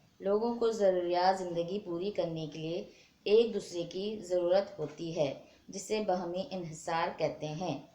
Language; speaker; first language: Urdu; non-native, local second language; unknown